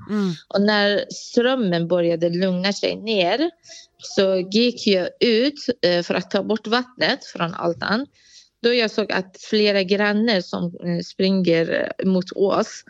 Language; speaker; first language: Swedish; non-native, fluent; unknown